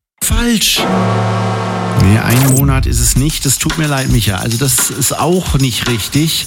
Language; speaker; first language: German; native; German